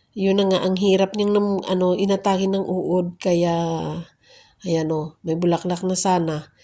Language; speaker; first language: Filipino; native; Filipino